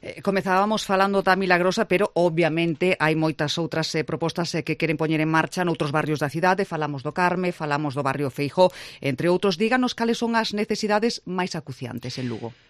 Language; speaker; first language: Galician; native; Galician